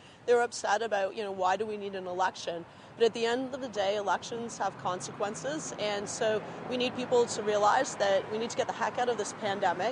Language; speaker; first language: English; native; English